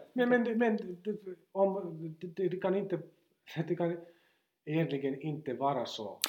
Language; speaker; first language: Swedish; non-native, local second language; Finnish